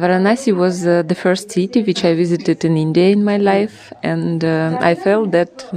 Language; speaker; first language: English; non-native, fluent; Russian